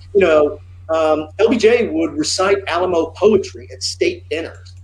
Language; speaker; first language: English; native; English